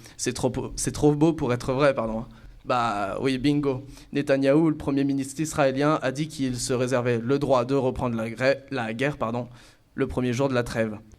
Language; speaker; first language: French; native; French